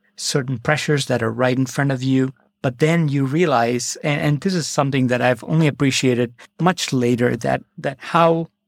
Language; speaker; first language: English; non-native, local second language; Malayalam